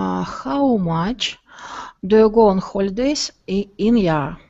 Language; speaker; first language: English; non-native, learner; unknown